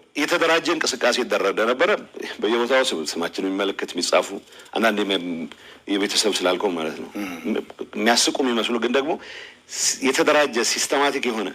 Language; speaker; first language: Amharic; non-native, local second language; Tigrinya